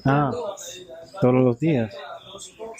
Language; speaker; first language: Spanish; non-native, learner; English